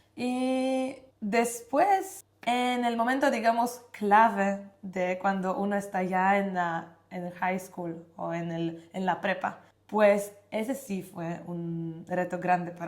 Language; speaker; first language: Spanish; non-native, fluent; Polish